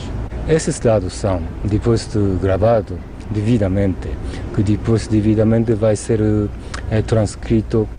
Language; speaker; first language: Portuguese; non-native, fluent; Japanese